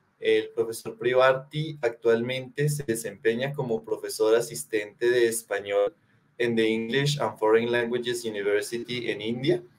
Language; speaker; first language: Spanish; native; Spanish